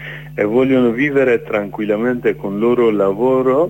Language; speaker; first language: Italian; non-native, learner; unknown